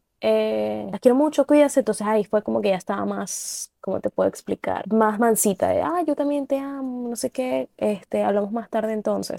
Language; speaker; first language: Spanish; native; Spanish